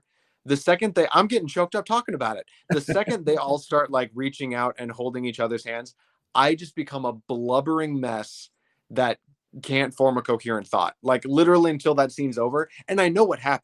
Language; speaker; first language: English; native; English